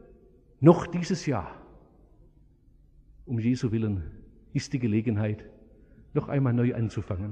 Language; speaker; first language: German; native; German